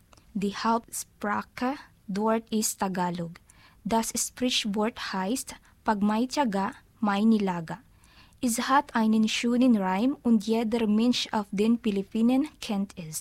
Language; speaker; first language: German; non-native, learner; Filipino